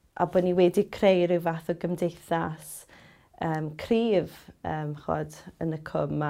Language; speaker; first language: Welsh; native; Welsh